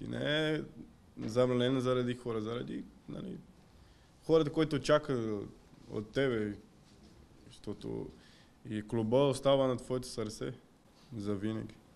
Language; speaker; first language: Bulgarian; non-native, learner; Portuguese